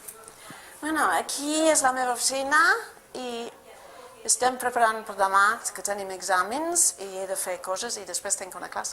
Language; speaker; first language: Catalan; non-native, fluent; English